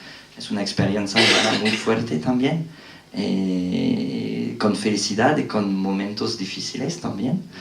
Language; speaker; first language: Spanish; non-native, fluent; French